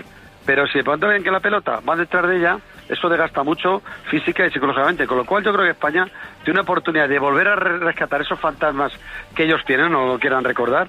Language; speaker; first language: Spanish; native; Spanish